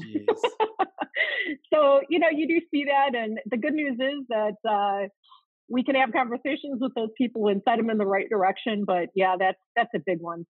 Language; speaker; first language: English; native; English